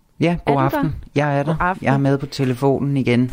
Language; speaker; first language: Danish; native; Danish